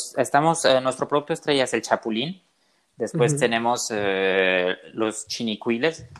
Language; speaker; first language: Spanish; native; Spanish